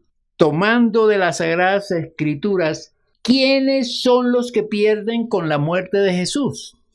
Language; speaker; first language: Spanish; native; Spanish